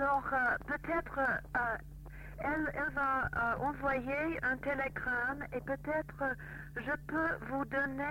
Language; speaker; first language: French; non-native, fluent; English